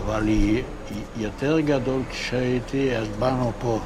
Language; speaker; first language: Hebrew; non-native, local second language; Yiddish